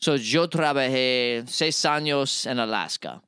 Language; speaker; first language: Spanish; non-native, learner; English